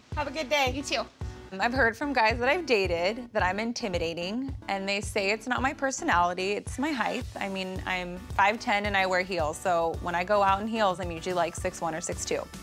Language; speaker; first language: English; native; English